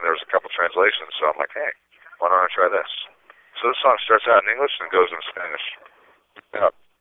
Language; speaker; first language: English; native; English